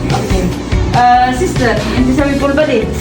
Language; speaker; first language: Arabic; non-native, learner; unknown